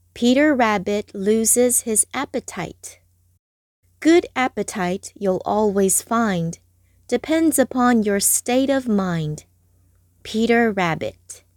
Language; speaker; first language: English; non-native, fluent; Chinese